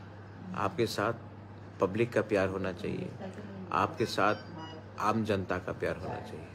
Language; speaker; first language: Hindi; non-native, local second language; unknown